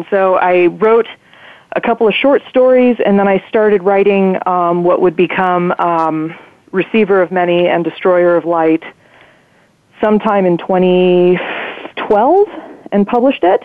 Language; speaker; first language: English; native; English